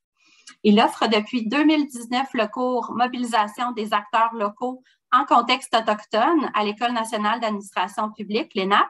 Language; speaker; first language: French; native; French